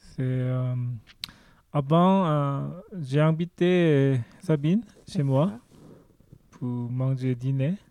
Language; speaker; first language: French; non-native, learner; Korean